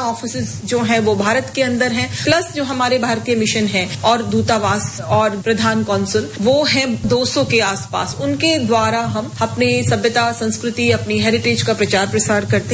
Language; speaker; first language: Hindi; native; Hindi